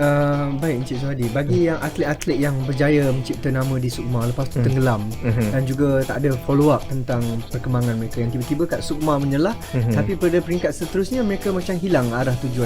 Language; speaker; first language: Malay; native; Malay